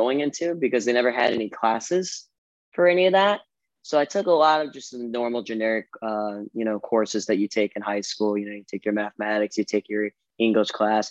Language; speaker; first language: English; native; English